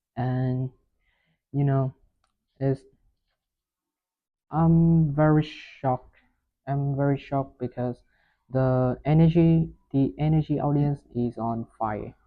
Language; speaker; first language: English; non-native, learner; Vietnamese